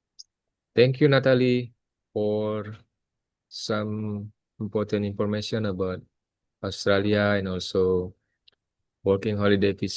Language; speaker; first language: English; non-native, fluent; Indonesian